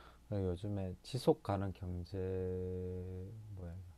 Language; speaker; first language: Korean; native; Korean